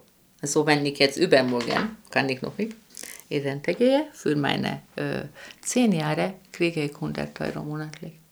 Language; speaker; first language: German; non-native, fluent; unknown